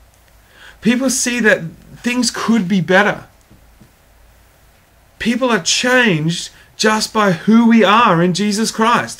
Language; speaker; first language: English; native; English